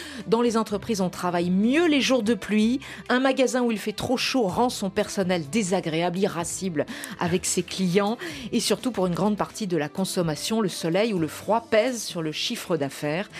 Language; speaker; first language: French; native; French